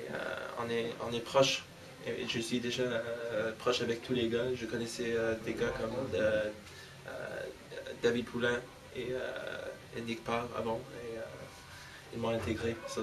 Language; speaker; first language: French; early bilingual, heritage; English